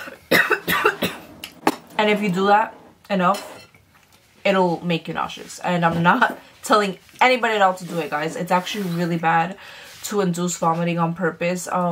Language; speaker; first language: English; early bilingual, other home language; Spanish